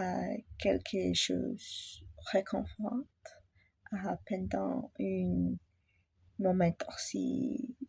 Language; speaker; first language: French; non-native, learner; English